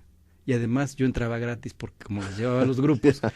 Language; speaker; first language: Spanish; native; Spanish